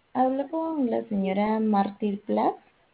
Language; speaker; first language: Spanish; native; Spanish